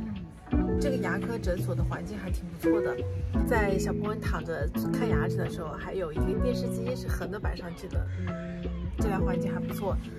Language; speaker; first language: Chinese; native; Chinese